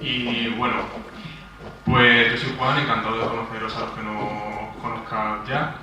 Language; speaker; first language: Spanish; native; Spanish